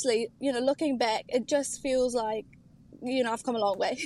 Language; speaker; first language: English; early bilingual, other home language; Urdu